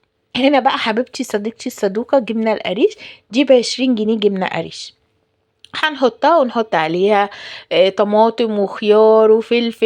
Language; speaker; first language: Arabic; native; Arabic